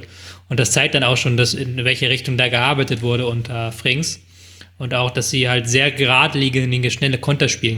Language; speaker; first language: German; native; German